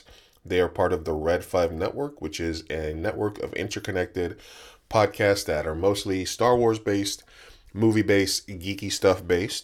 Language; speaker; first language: English; native; English